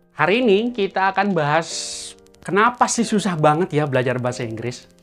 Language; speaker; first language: Indonesian; native; Indonesian